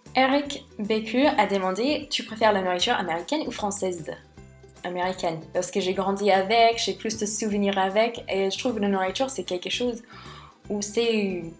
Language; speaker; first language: French; non-native, fluent; English